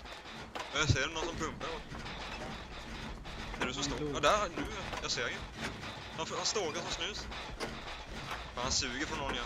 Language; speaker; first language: Swedish; native; Swedish